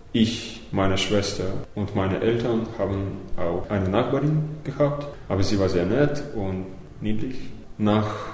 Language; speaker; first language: German; early bilingual, other home language; Russian